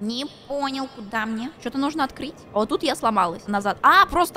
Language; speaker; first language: Russian; native; Russian